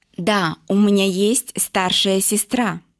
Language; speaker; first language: Russian; non-native, local second language; Uzbek